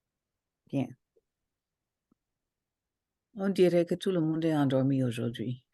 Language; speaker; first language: French; non-native, local second language; Haitian Creole